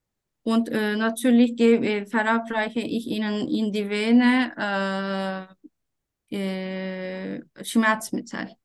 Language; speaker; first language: German; non-native, fluent; Turkish